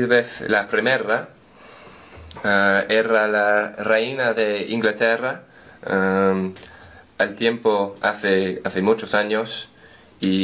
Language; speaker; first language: Spanish; non-native, learner; English